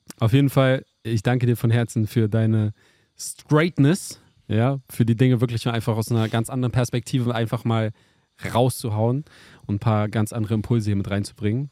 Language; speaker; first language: German; native; German